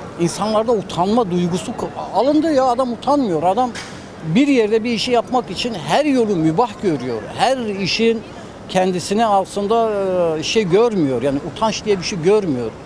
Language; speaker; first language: Turkish; native; Turkish